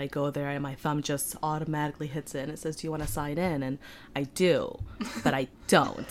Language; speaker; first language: English; early bilingual, other home language; Polish